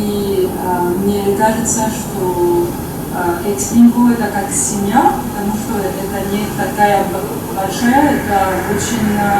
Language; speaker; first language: Russian; non-native, fluent; French